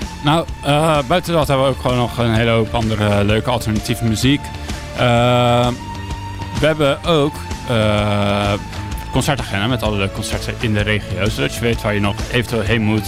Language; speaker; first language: Dutch; native; Dutch